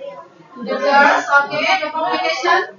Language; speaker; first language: English; non-native, learner; Indonesian